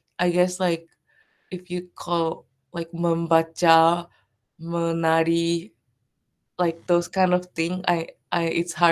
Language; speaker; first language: English; non-native, fluent; Japanese